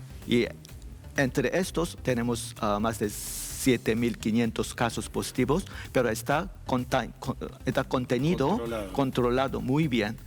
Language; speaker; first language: Spanish; non-native, learner; Korean